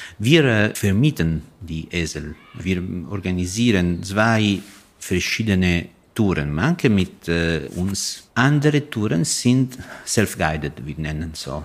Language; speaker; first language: German; non-native, learner; Italian